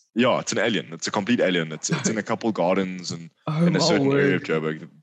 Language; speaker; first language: English; native; English